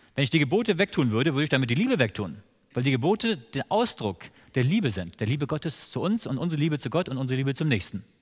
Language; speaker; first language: German; native; German